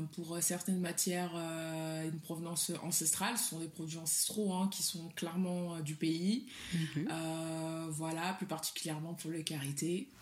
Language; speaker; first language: French; non-native, local second language; Soninke